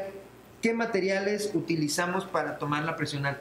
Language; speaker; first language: Spanish; native; Spanish